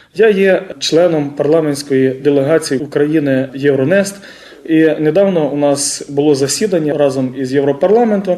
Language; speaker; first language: Ukrainian; native; Ukrainian